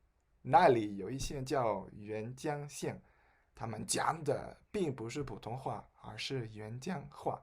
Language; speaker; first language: Chinese; non-native, fluent; Spanish